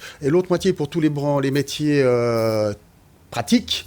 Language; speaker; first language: French; native; French